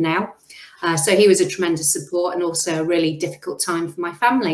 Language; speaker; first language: English; native; English